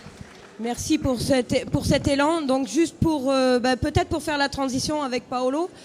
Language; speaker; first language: French; native; French